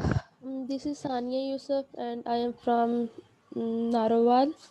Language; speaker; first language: English; non-native, learner; Urdu